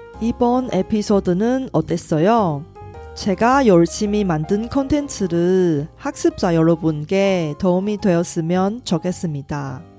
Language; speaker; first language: Korean; non-native, fluent; Chinese